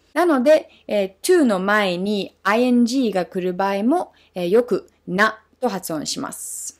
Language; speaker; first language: Japanese; non-native, fluent; English